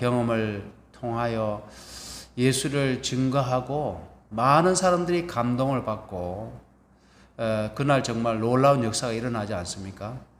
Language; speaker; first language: Korean; native; Korean